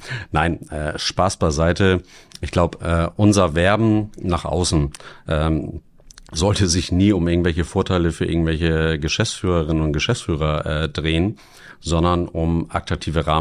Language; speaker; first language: German; native; German